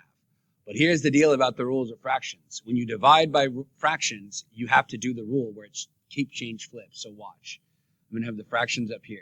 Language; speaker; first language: English; native; English